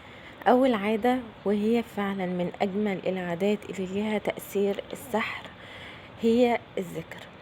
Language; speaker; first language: Arabic; native; Arabic